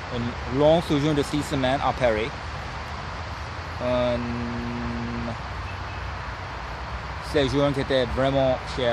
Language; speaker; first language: French; non-native, learner; English